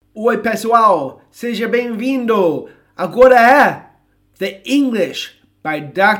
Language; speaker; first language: Portuguese; non-native, fluent; English